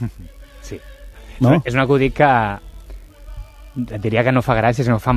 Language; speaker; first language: Catalan; native; Catalan